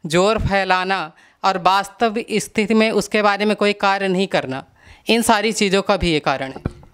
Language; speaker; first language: Hindi; native; Hindi